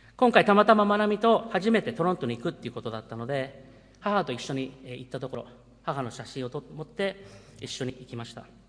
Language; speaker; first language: Japanese; early bilingual, heritage; Japanese